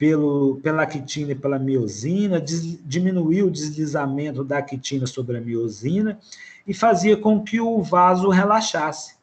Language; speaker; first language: Portuguese; native; Portuguese